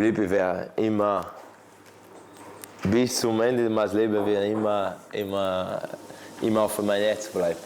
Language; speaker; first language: German; non-native, fluent; Portuguese